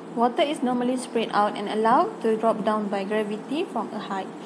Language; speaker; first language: English; non-native, local second language; Malay